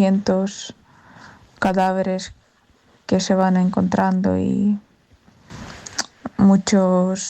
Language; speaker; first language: Spanish; non-native, fluent; Ukrainian